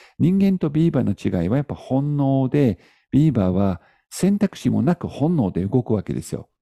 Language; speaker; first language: Japanese; non-native, fluent; English